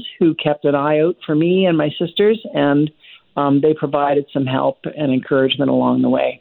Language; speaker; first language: English; native; English